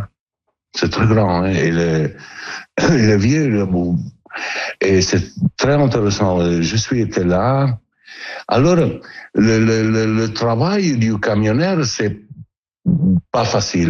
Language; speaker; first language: French; non-native, learner; Italian